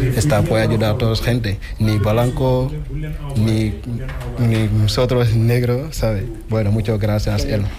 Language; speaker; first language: Spanish; non-native, learner; Wolof